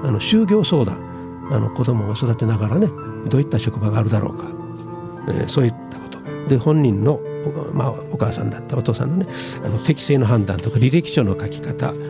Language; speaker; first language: Japanese; native; Japanese